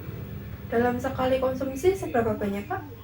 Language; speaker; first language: Indonesian; native; Indonesian